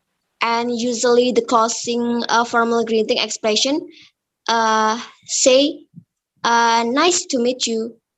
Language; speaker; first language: English; non-native, learner; Indonesian